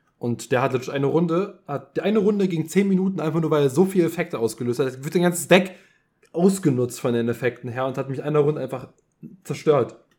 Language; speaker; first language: German; early bilingual, other home language; Polish